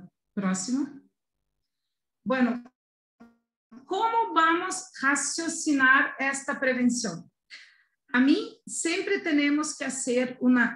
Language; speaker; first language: Spanish; non-native, learner; Portuguese